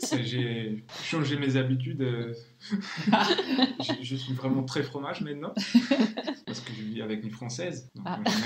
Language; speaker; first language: French; non-native, fluent; Czech